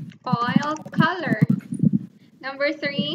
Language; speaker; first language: English; non-native, learner; Thai